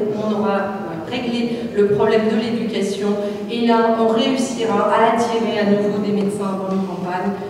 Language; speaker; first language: French; native; French